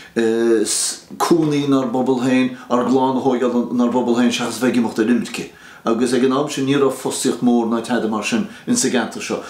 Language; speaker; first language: Irish; native; Irish